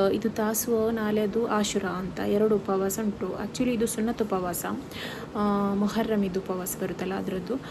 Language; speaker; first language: Kannada; non-native, local second language; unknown